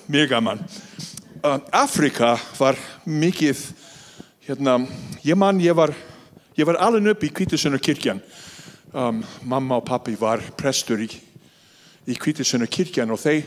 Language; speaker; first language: Icelandic; non-native, fluent; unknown